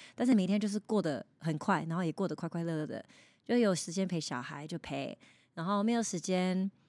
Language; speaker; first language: Chinese; early bilingual, heritage; Chinese